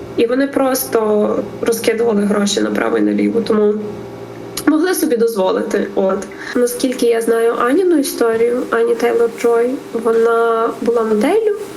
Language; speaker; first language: Ukrainian; native; Ukrainian